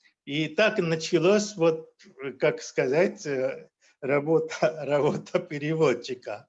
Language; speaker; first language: Russian; non-native, fluent; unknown